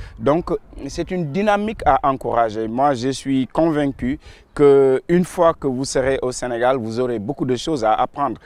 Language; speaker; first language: French; non-native, local second language; Wolof